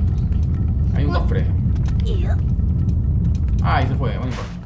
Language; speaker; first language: Spanish; native; Spanish